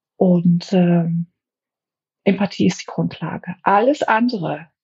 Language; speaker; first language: German; non-native, fluent; Greek